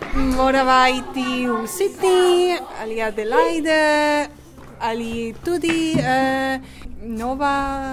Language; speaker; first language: Slovenian; non-native, fluent; Spanish